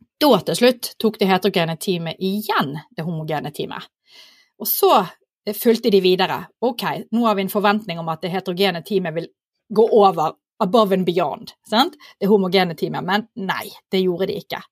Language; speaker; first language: Norwegian; native; Norwegian